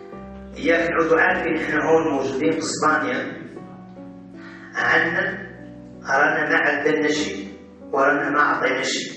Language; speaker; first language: Arabic; native; Arabic